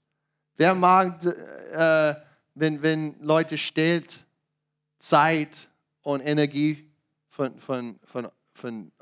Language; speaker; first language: German; non-native, learner; English